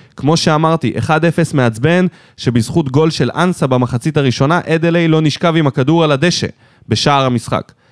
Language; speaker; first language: Hebrew; native; Hebrew